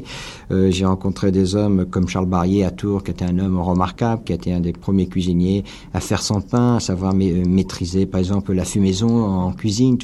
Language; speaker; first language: French; native; French